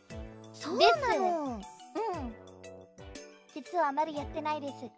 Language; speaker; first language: Japanese; non-native, fluent; Indonesian